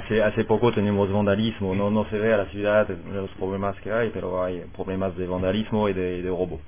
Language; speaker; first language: Spanish; non-native, fluent; French